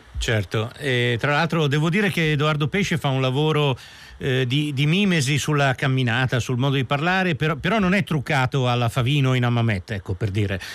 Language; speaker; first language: Italian; native; Italian